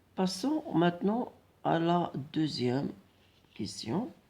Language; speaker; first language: French; non-native, local second language; Arabic